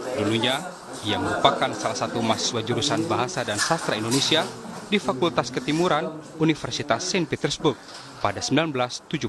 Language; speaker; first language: Indonesian; native; Indonesian